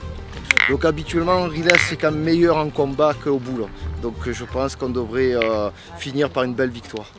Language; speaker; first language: French; native; French